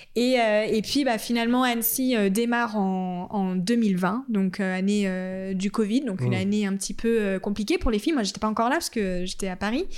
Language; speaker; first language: French; native; French